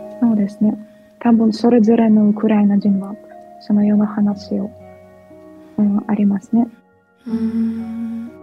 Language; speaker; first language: Japanese; non-native, fluent; Ukrainian